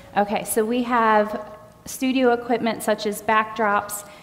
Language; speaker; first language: English; native; English